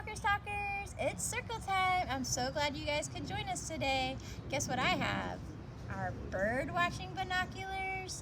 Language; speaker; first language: English; native; English